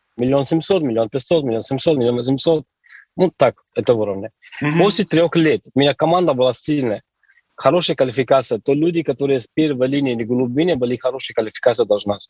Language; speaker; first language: Russian; non-native, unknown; Hindi